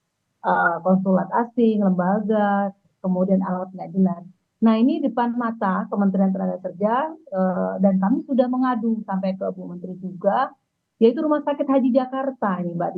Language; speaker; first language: Indonesian; native; Indonesian